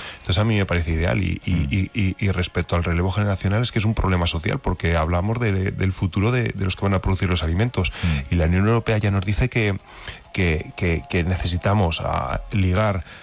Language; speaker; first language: Spanish; native; Spanish